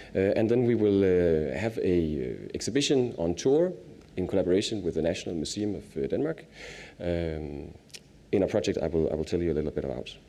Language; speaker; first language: English; non-native, fluent; Danish